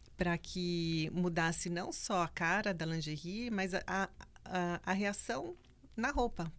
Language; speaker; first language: Portuguese; native; Portuguese